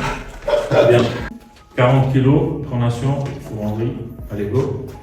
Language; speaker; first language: French; native; French